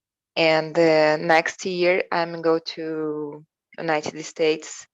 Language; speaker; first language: English; non-native, learner; Portuguese